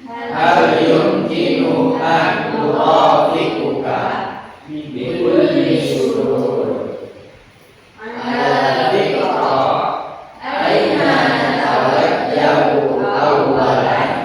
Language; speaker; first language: Arabic; non-native, learner; Indonesian